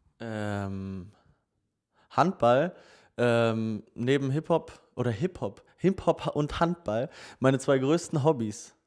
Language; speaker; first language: German; native; German